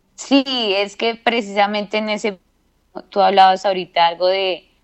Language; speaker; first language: Spanish; native; Spanish